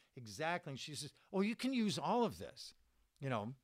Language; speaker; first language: English; native; English